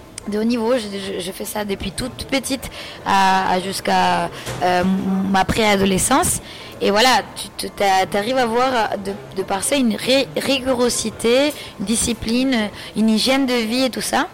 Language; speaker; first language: French; non-native, fluent; Spanish